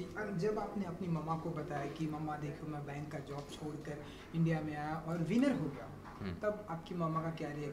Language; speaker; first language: Hindi; native; Hindi